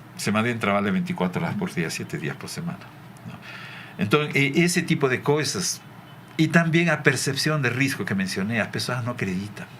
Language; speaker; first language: Portuguese; non-native, fluent; Spanish